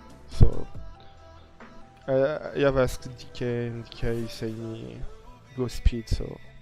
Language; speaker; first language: English; non-native, learner; French